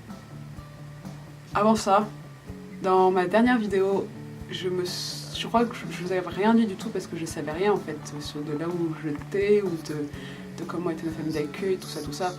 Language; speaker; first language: French; native; French